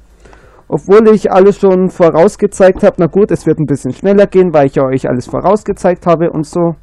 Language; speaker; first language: German; native; German